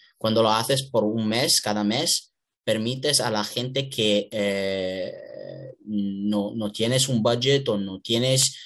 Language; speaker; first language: Spanish; non-native, learner; Italian